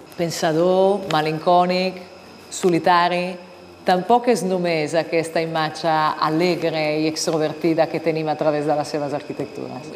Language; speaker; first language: Catalan; non-native, fluent; Italian